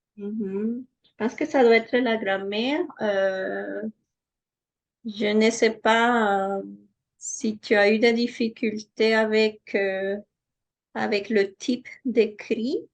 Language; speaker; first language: French; non-native, fluent; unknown